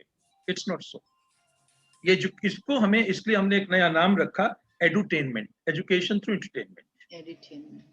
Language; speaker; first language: Hindi; native; Hindi